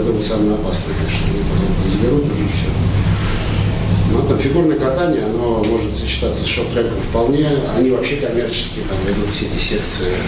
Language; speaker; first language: Russian; native; Russian